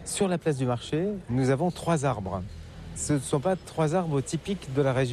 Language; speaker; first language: French; native; French